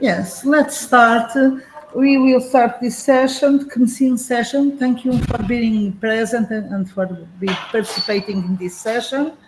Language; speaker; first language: English; non-native, fluent; Portuguese